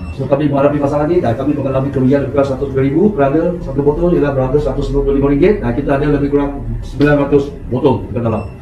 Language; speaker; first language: Malay; non-native, local second language; Chinese